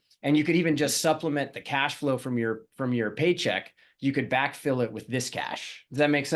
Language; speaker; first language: English; native; English